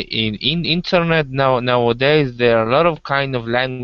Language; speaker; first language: English; non-native, learner; Spanish